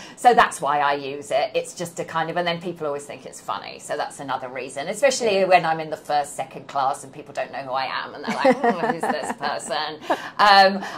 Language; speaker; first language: English; native; English